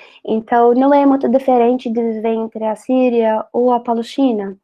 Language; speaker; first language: Portuguese; non-native, fluent; Arabic